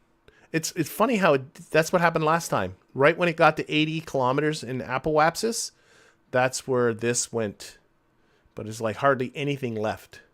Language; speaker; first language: English; native; English